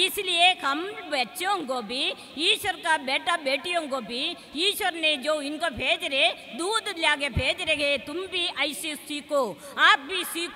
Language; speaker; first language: Hindi; non-native, local second language; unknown